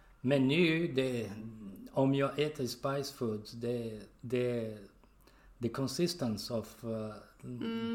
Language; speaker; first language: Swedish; non-native, learner; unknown